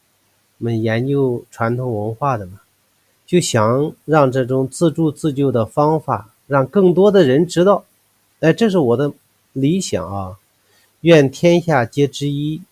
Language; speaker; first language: Chinese; native; Chinese